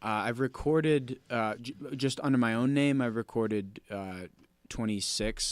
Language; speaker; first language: English; native; English